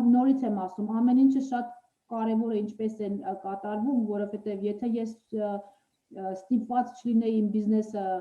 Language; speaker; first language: Armenian; native; Armenian